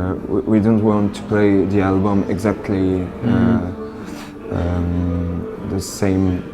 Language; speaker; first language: English; non-native, learner; French